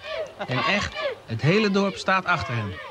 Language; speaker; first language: Dutch; native; Dutch